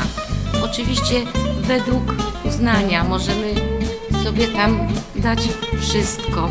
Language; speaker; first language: Polish; non-native, fluent; Italian